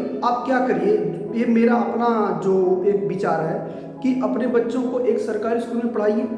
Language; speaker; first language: Hindi; native; Hindi